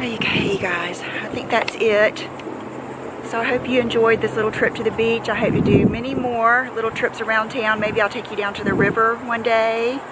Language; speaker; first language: English; native; English